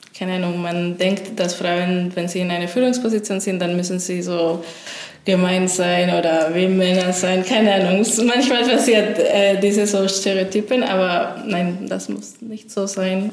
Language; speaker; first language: German; non-native, fluent; Spanish